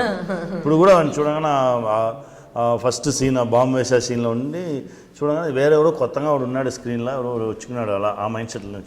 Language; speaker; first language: Telugu; non-native, local second language; Tamil